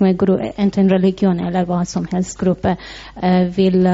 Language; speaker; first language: Norwegian; non-native, fluent; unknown